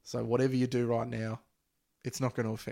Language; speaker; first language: English; native; English